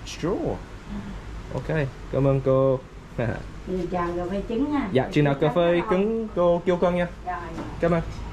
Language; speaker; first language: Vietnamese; early bilingual, heritage; Vietnamese